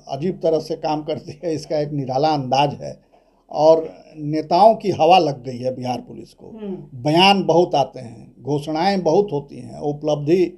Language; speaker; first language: Hindi; native; Hindi